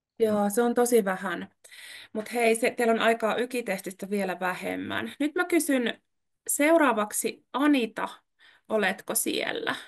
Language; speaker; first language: Finnish; native; Finnish